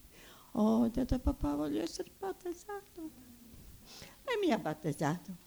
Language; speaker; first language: Italian; early bilingual, heritage; Italian